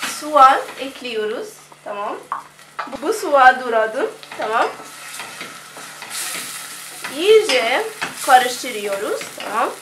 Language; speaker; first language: Turkish; non-native, learner; Arabic